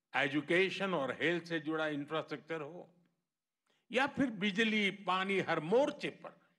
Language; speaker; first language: Hindi; non-native, local second language; Gujarati